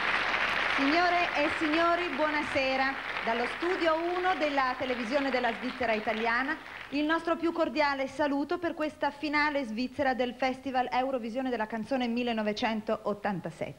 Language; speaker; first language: Italian; native; Italian